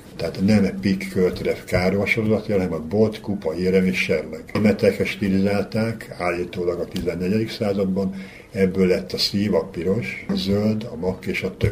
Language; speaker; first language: Hungarian; native; Hungarian